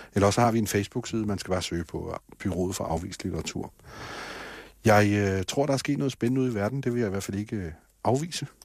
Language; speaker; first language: Danish; native; Danish